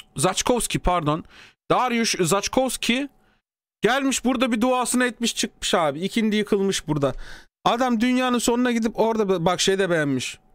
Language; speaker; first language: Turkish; native; Turkish